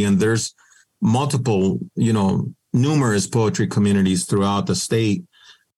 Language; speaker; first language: English; native; English